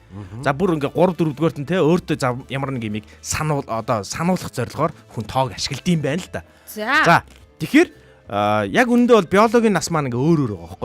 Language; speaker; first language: Mongolian; native; Mongolian